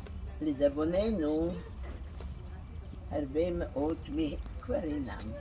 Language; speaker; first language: Hebrew; non-native, fluent; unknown